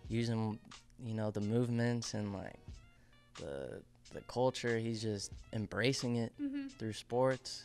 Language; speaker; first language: English; native; English